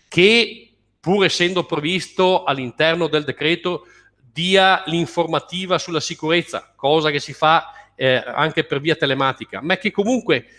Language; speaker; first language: Italian; native; Italian